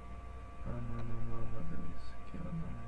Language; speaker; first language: Japanese; non-native, learner; English